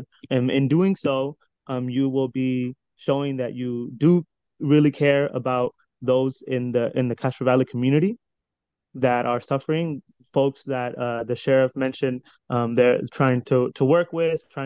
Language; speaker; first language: English; native; English